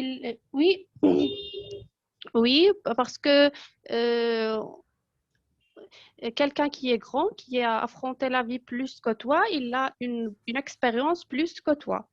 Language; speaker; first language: French; non-native, local second language; Arabic